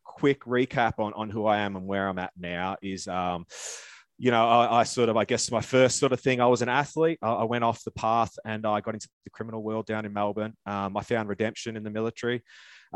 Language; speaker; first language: English; native; English